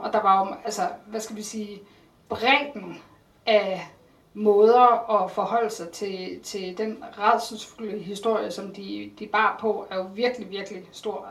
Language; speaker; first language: Danish; early bilingual, other home language; Polish